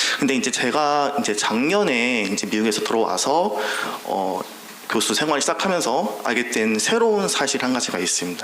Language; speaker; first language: Korean; native; Korean